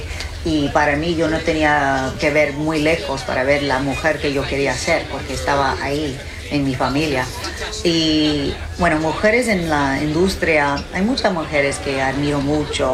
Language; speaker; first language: Spanish; early bilingual, heritage; English